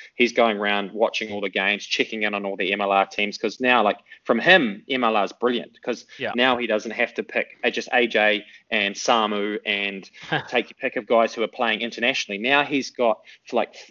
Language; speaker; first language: English; native; English